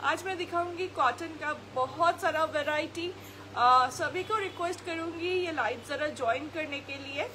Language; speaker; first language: Hindi; non-native, local second language; Bangla